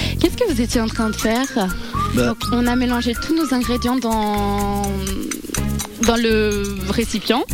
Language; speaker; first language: French; native; French